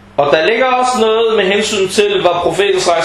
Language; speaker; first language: Danish; early bilingual, other home language; Arabic